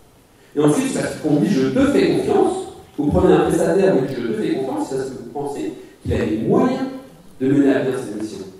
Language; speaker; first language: French; native; French